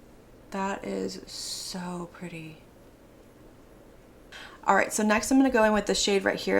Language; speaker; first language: English; native; English